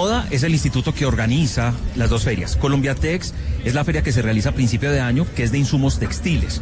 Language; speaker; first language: Spanish; native; Spanish